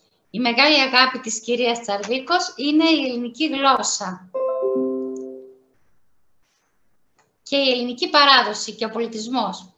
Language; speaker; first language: Greek; native; Greek